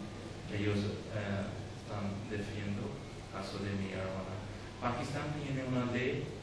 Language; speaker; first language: Spanish; non-native, learner; Urdu